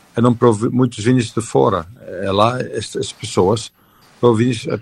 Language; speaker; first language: Portuguese; non-native, fluent; French